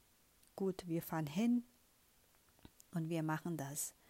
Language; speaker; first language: German; non-native, fluent; Portuguese